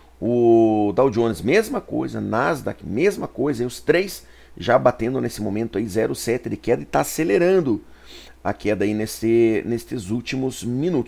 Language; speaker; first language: Portuguese; native; Portuguese